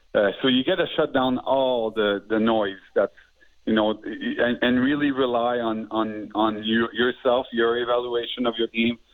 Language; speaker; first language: English; native; English